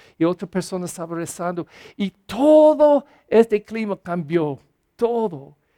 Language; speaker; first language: Spanish; non-native, fluent; English